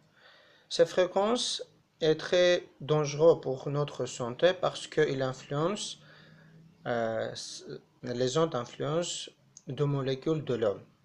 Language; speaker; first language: French; non-native, fluent; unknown